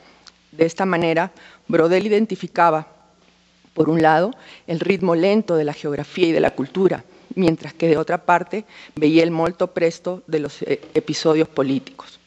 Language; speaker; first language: Spanish; native; Spanish